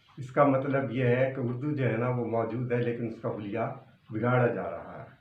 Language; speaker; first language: Urdu; native; Urdu